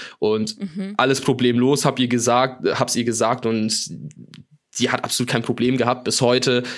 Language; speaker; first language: German; early bilingual, other home language; Russian